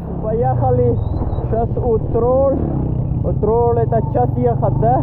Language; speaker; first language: Russian; non-native, learner; Pashto